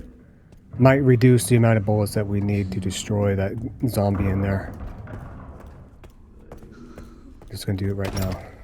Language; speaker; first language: English; native; English